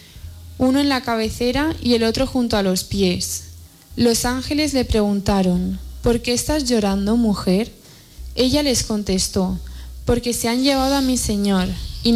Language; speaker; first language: Spanish; native; Spanish